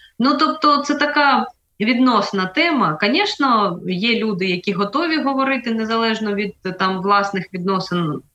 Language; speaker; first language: Ukrainian; native; Ukrainian